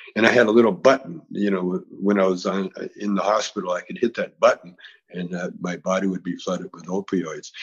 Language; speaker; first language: English; native; English